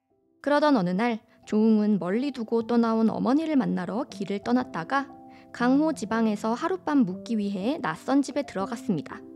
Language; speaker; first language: Korean; native; Korean